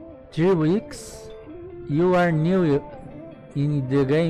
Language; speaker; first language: English; non-native, learner; Portuguese